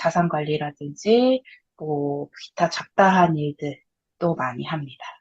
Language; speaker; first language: Korean; native; Korean